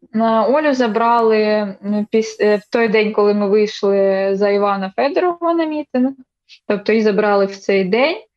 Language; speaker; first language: Ukrainian; non-native, local second language; Russian